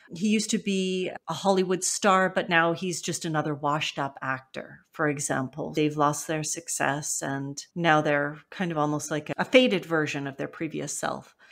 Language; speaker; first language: English; native; English